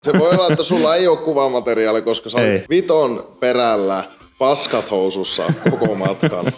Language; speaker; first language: Finnish; native; Finnish